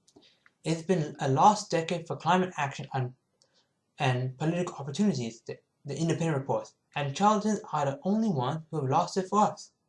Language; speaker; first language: English; native; English